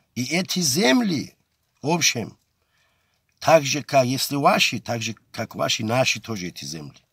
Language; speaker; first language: Russian; non-native, local second language; Avaric